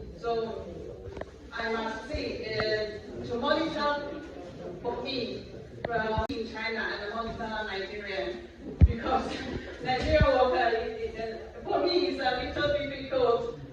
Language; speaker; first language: English; non-native, learner; Chinese